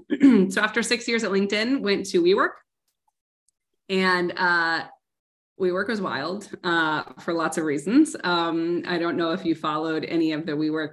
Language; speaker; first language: English; native; English